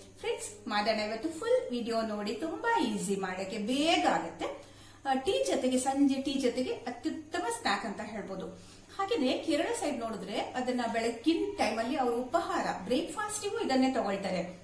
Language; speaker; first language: Kannada; native; Kannada